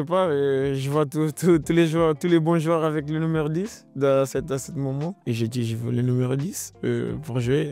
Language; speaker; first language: French; non-native, learner; Portuguese